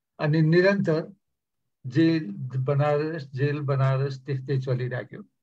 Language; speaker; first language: Nepali; native; Nepali